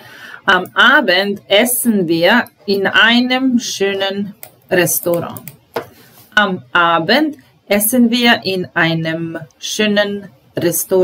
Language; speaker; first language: German; non-native, fluent; Serbian